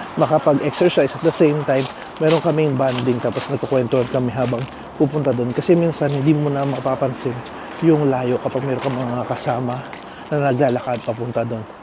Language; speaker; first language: Filipino; native; Filipino